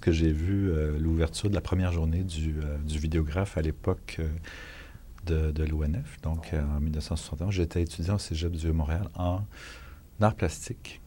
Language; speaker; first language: French; native; French